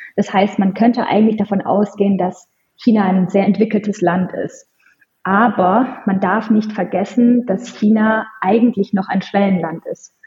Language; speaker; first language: German; native; German